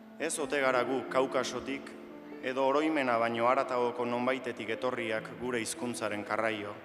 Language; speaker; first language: Basque; native; Basque